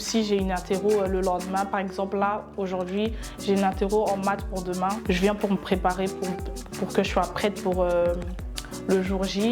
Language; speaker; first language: French; early bilingual, other home language; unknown